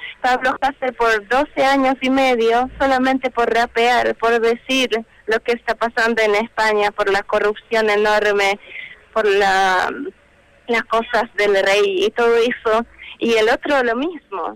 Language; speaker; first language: Spanish; non-native, fluent; Slovak